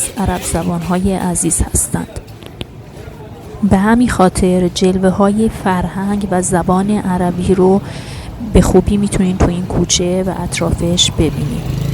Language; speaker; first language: Persian; native; Persian